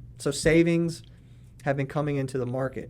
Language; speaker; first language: English; native; English